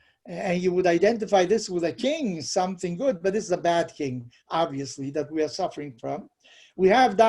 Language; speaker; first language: English; non-native, fluent; Spanish